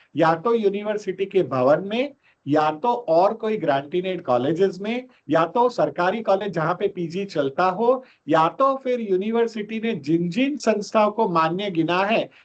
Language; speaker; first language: Hindi; non-native, local second language; Gujarati